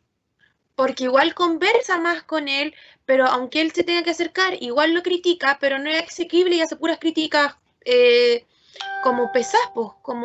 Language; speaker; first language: Spanish; native; Spanish